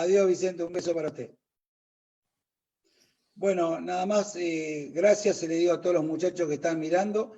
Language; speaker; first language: Spanish; native; Spanish